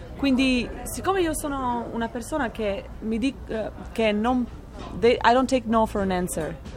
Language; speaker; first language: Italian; non-native, learner; Albanian